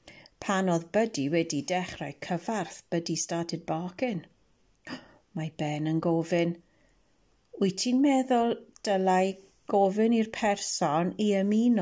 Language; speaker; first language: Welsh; non-native, local second language; English